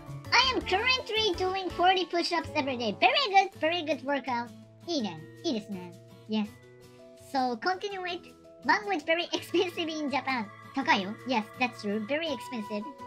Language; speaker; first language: English; non-native, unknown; Japanese